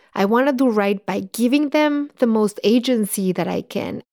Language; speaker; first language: English; non-native, fluent; Spanish